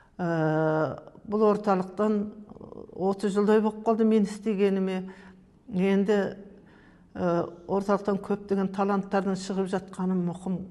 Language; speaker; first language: Kazakh; native; Kazakh